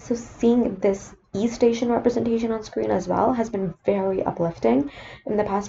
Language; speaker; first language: English; non-native, local second language; Sinhala